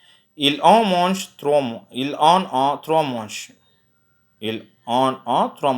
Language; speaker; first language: French; non-native, fluent; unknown